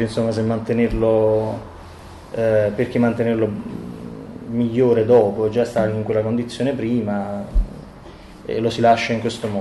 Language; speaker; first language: Italian; native; Italian